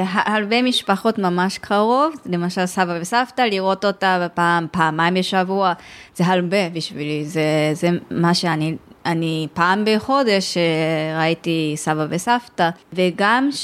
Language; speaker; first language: Hebrew; non-native, learner; Japanese